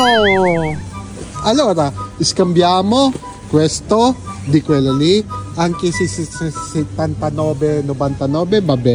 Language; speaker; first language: Italian; non-native, learner; Filipino